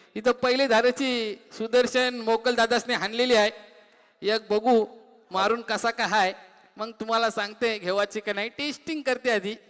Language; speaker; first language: Marathi; native; Marathi